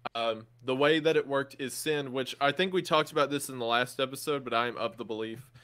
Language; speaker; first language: English; native; English